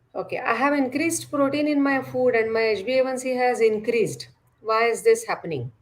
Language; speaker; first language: English; non-native, local second language; Marathi